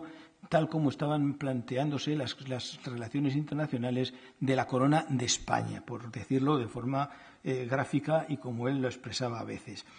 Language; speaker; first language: Spanish; native; Spanish